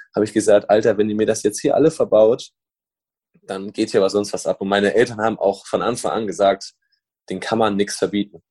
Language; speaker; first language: German; native; German